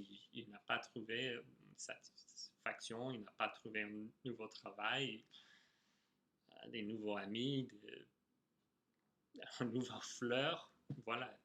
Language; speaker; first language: French; non-native, fluent; English